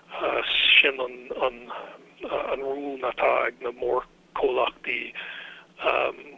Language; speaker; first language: Irish; non-native, fluent; English